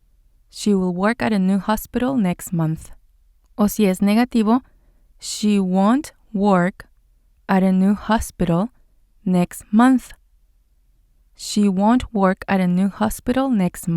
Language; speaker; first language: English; non-native, fluent; Spanish